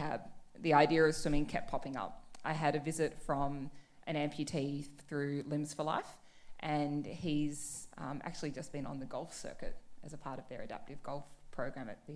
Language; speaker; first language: English; native; English